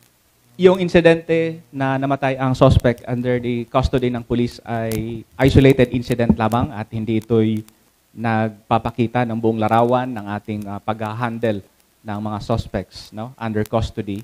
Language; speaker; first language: Filipino; native; Filipino